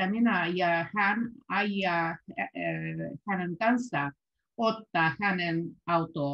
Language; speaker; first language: Finnish; non-native, learner; Russian